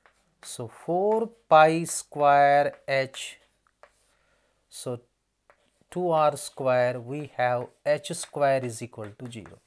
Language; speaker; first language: English; non-native, local second language; Telugu